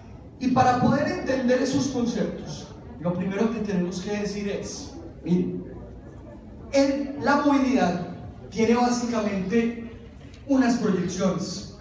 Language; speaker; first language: Spanish; native; Spanish